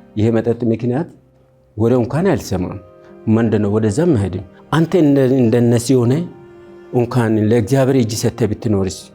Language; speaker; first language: Amharic; non-native, local second language; Sidamo